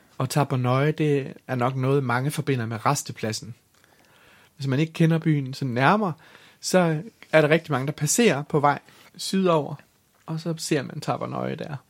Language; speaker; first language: Danish; native; Danish